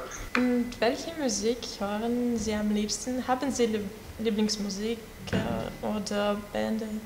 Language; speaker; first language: German; non-native, learner; Russian